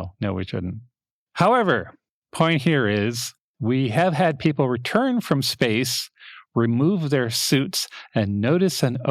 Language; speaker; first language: English; native; English